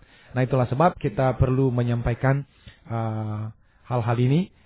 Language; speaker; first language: Indonesian; native; Indonesian